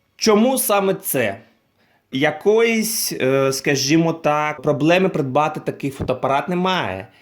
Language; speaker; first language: Ukrainian; non-native, local second language; Russian